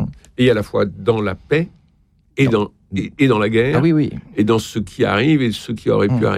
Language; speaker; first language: French; native; French